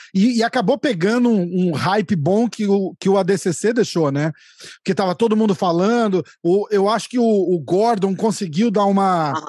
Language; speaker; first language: Portuguese; native; Portuguese